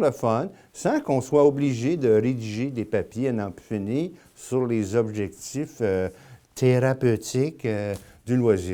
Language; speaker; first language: French; native; French